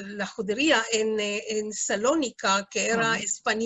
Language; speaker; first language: Spanish; non-native, fluent; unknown